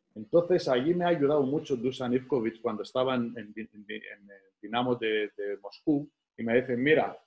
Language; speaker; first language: Spanish; non-native, fluent; Greek